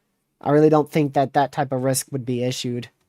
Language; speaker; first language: English; native; English